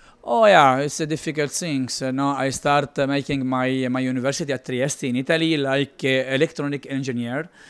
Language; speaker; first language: English; non-native, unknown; Arabic